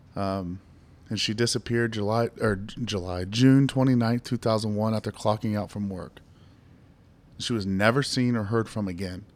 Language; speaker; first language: English; native; English